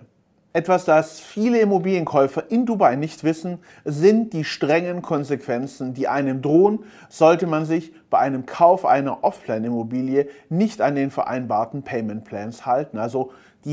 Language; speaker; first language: German; native; German